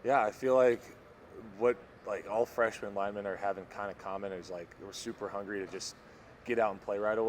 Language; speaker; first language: English; native; English